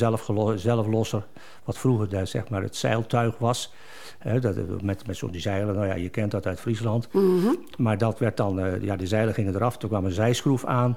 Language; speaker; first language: Dutch; native; Dutch